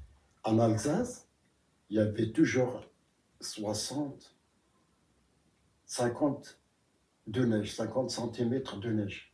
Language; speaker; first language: French; non-native, fluent; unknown